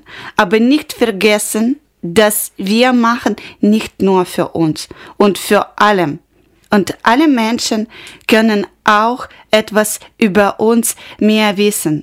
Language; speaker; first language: German; non-native, learner; Ukrainian